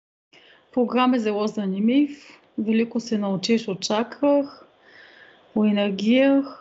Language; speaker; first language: Slovenian; non-native, fluent; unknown